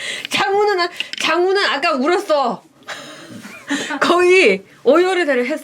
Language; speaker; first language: Korean; non-native, fluent; Chinese